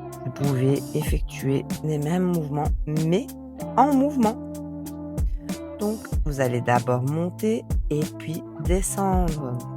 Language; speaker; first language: French; native; French